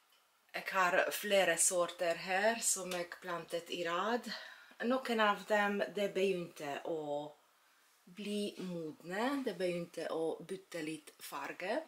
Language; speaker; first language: Swedish; non-native, learner; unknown